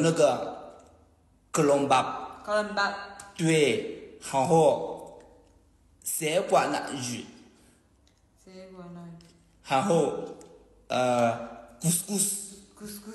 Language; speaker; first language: Chinese; non-native, fluent; Ghomala